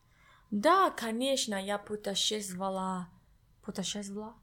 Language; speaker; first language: Russian; non-native, learner; English